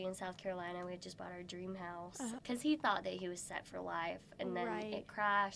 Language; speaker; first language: English; native; English